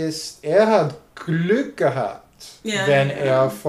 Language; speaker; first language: German; non-native, learner; English